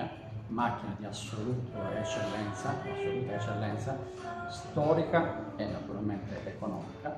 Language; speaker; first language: Italian; native; Italian